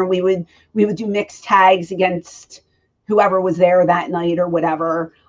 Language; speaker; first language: English; native; English